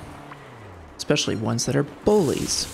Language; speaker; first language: English; native; English